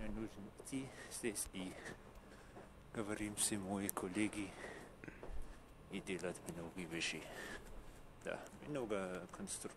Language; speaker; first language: Russian; non-native, learner; English